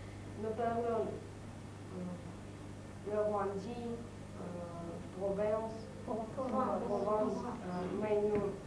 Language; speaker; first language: French; non-native, learner; Russian